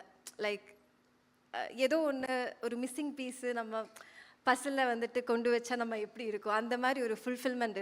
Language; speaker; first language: Tamil; non-native, fluent; Malayalam